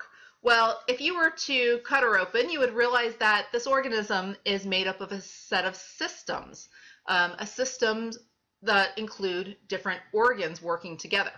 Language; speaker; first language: English; native; English